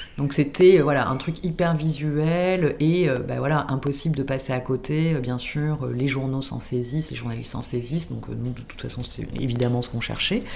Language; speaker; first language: French; native; French